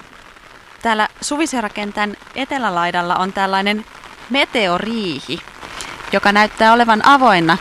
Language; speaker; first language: Finnish; native; Finnish